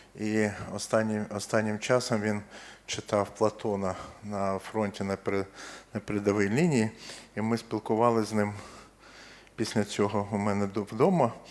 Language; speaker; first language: Ukrainian; non-native, local second language; Russian